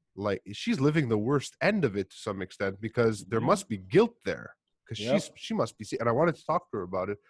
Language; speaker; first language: English; native; English